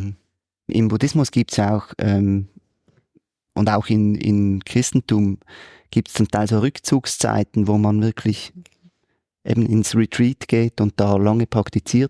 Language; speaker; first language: German; native; German